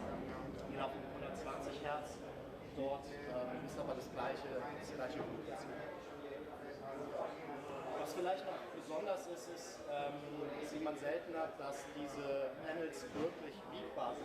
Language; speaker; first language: German; native; German